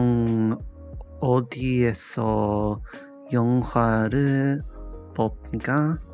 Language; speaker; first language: Korean; non-native, learner; English